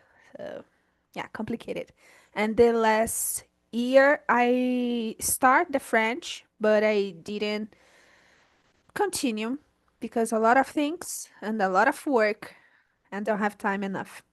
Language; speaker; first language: English; non-native, learner; Portuguese